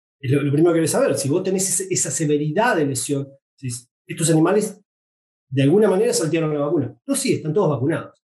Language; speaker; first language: Spanish; native; Spanish